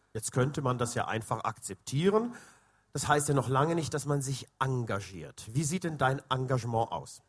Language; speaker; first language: German; native; German